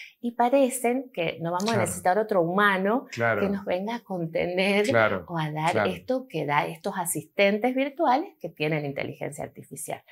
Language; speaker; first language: Spanish; native; Spanish